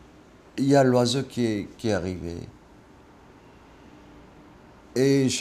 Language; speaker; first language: French; non-native, fluent; Korean